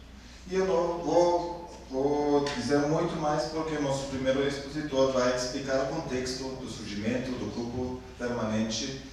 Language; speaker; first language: Portuguese; non-native, fluent; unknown